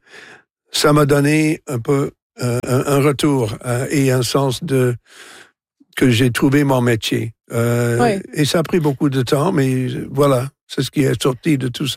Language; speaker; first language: French; non-native, local second language; English